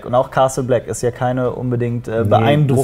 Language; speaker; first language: German; native; German